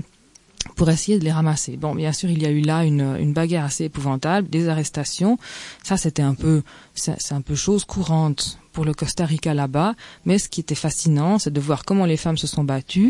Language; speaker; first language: French; native; French